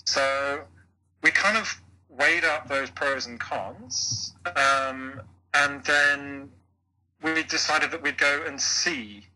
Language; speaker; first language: English; native; English